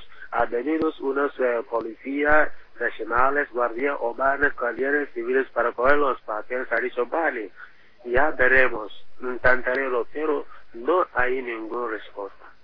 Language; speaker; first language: Spanish; non-native, learner; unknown